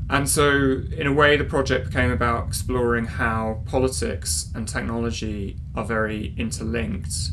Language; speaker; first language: English; native; English